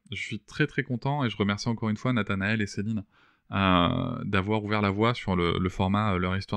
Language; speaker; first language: French; native; French